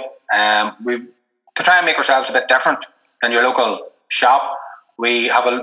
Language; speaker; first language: English; native; English